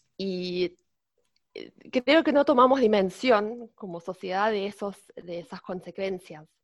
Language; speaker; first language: Spanish; non-native, fluent; German